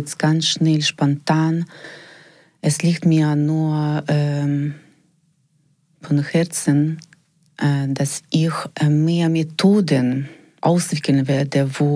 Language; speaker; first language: German; non-native, fluent; Ukrainian